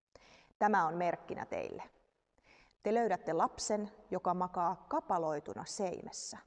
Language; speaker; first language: Finnish; native; Finnish